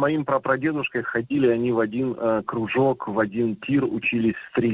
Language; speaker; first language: Russian; native; Russian